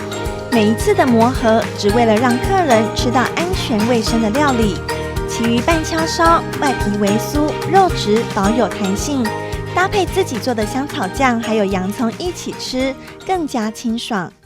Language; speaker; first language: Chinese; native; Chinese